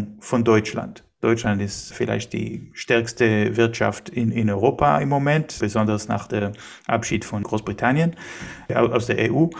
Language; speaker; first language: German; non-native, fluent; Hebrew